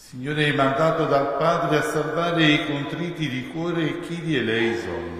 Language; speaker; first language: Italian; native; Italian